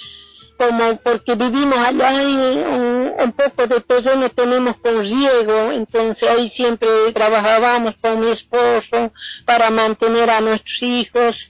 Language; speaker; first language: Spanish; non-native, local second language; Quechua